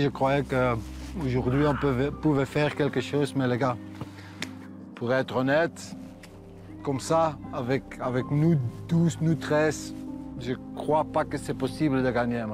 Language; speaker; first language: French; non-native, local second language; Dutch